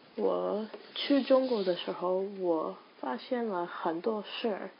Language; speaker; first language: Chinese; non-native, learner; English